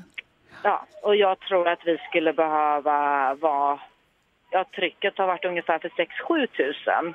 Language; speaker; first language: Swedish; native; Swedish